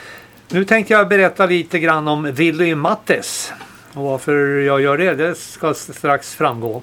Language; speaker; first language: Swedish; native; Swedish